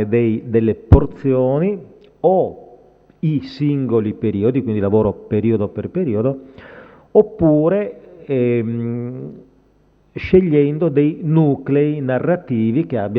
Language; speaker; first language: Italian; native; Italian